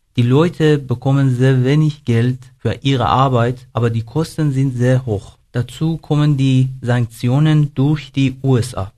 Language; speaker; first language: German; non-native, learner; Persian